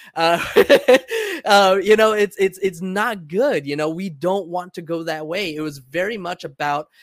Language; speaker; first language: English; early bilingual, other home language; Spanish